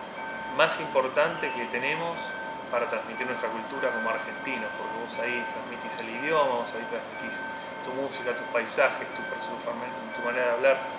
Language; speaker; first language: Spanish; native; Spanish